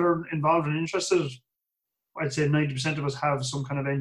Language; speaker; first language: English; native; English